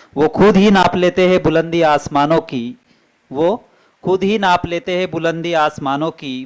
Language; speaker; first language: Hindi; non-native, local second language; Marathi